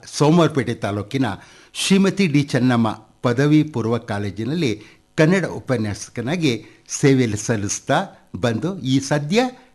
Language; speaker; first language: Kannada; native; Kannada